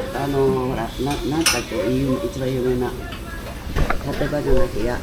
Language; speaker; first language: Japanese; native; Japanese